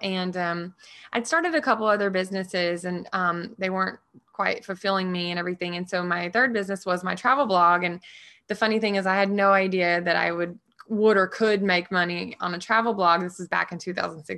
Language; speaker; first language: English; native; English